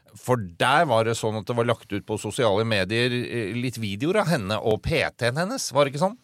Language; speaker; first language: Norwegian; native; Norwegian